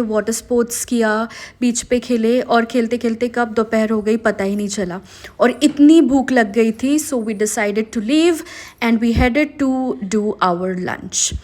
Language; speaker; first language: Hindi; non-native, local second language; Marathi